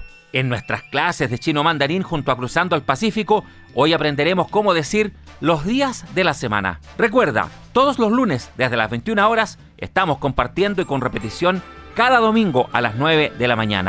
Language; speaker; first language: Spanish; native; Spanish